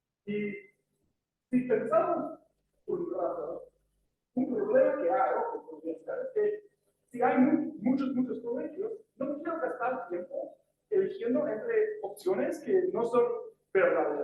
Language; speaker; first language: Spanish; non-native, fluent; English